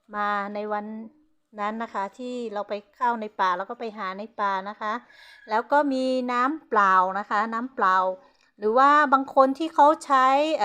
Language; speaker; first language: Thai; non-native, local second language; Hmong